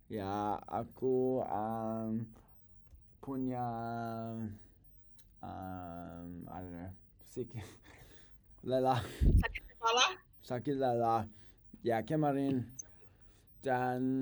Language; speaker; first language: Indonesian; non-native, learner; English